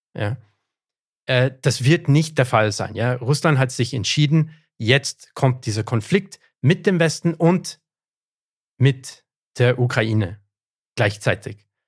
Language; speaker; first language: German; non-native, fluent; English